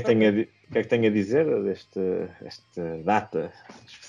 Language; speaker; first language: Portuguese; native; Portuguese